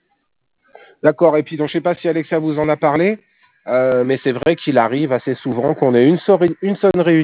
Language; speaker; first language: French; native; French